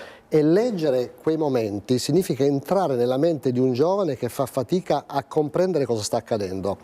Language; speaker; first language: Italian; native; Italian